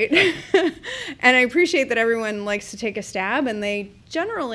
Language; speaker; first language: English; native; English